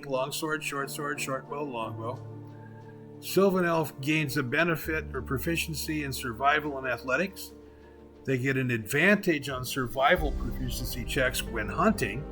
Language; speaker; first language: English; native; English